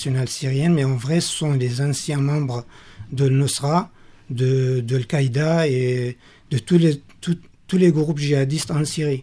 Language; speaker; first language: French; non-native, fluent; Kurdish